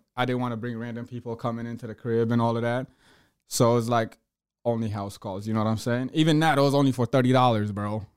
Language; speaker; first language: English; early bilingual, other home language; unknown